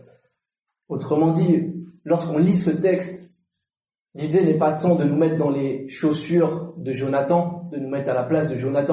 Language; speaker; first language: French; native; French